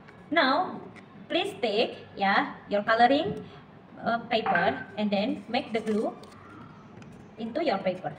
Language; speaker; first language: English; non-native, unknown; Indonesian